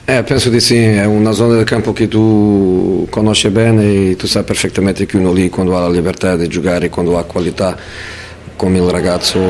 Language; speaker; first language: Italian; non-native, fluent; Portuguese